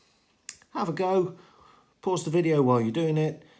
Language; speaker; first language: English; native; English